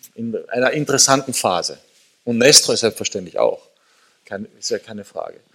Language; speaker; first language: German; native; German